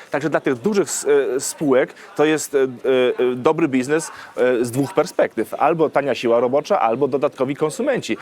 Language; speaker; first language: Polish; early bilingual, heritage; Polish